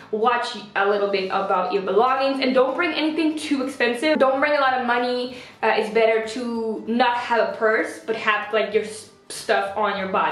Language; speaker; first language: English; non-native, fluent; Dutch